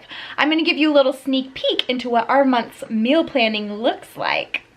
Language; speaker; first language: English; native; English